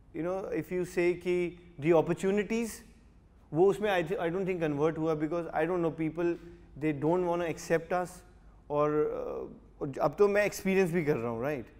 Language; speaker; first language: Hindi; native; Hindi